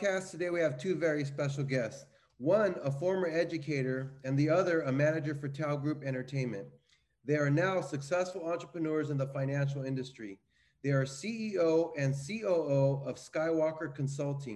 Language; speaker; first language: English; native; English